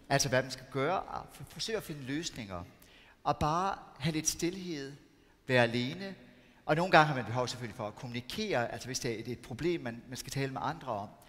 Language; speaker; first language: Danish; native; Danish